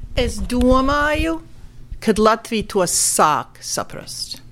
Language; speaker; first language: Latvian; early bilingual, heritage; Latvian